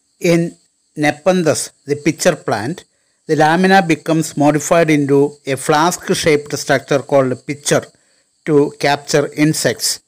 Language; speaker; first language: English; non-native, local second language; Malayalam